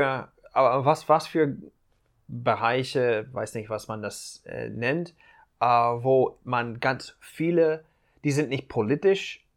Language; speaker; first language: German; non-native, fluent; English